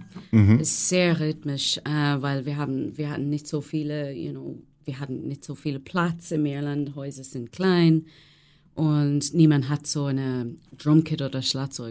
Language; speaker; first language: German; non-native, fluent; English